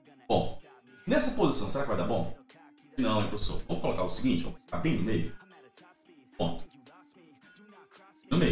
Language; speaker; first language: Portuguese; native; Portuguese